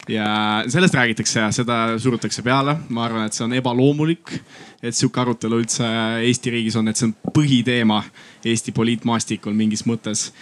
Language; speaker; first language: Estonian; non-native, local second language; Russian